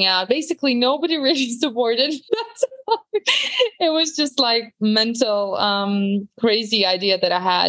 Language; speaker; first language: English; non-native, fluent; Latvian